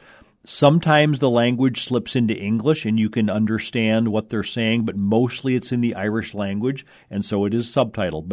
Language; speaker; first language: English; native; English